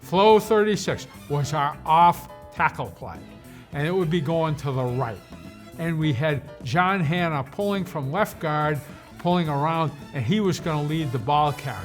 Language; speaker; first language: English; native; English